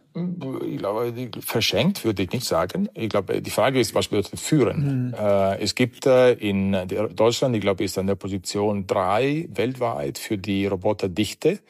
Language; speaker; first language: German; non-native, fluent; Italian